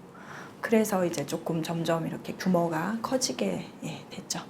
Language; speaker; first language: Korean; native; Korean